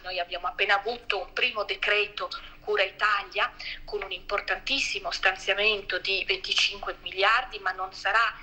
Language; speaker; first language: Italian; native; Italian